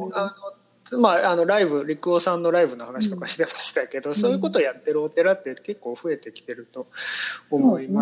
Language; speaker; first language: Japanese; native; Japanese